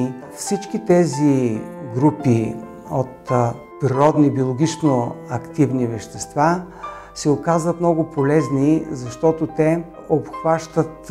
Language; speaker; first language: Bulgarian; native; Bulgarian